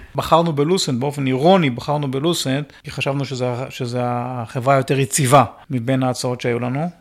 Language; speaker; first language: Hebrew; native; Hebrew